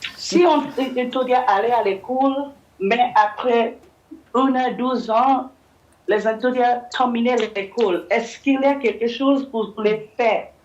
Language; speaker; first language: French; non-native, learner; English